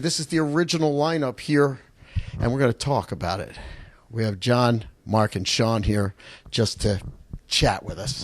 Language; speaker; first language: English; native; English